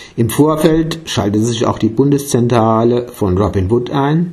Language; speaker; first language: German; native; German